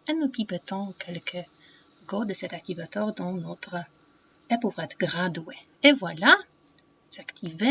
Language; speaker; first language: French; non-native, fluent; Polish